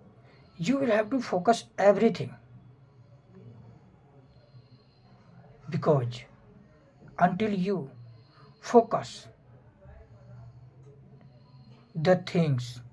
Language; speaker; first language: English; non-native, fluent; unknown